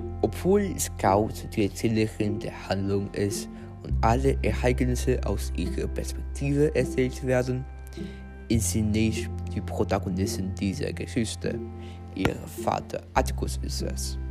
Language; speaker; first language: German; non-native, fluent; Portuguese